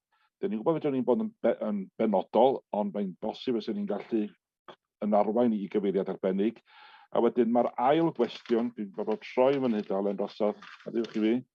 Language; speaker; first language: Welsh; native; Welsh